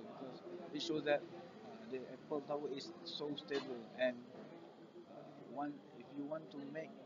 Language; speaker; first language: English; non-native, learner; Malay